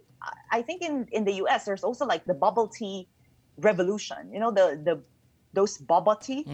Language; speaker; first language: English; non-native, local second language; Filipino